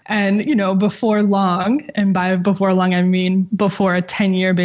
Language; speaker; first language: English; native; English